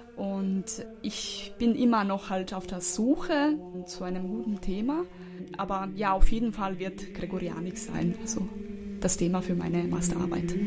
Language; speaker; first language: German; non-native, fluent; Croatian